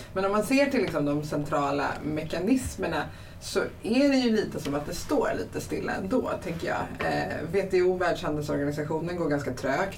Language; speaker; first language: Swedish; native; Swedish